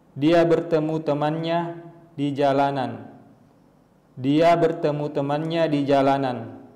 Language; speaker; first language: Indonesian; native; Indonesian